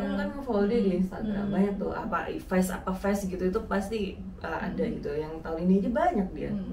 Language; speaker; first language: Indonesian; native; Indonesian